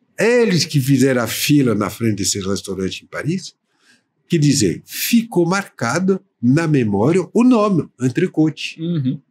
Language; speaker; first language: Portuguese; non-native, fluent; French